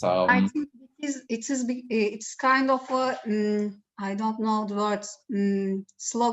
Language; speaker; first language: English; non-native, learner; Turkish